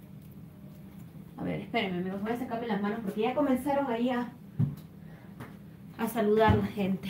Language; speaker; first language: Spanish; native; Spanish